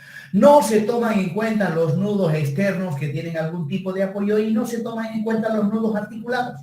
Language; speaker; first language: Spanish; native; Spanish